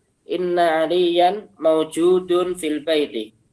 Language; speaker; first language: Arabic; non-native, learner; Indonesian